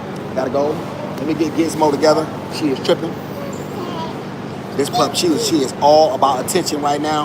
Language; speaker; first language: English; native; English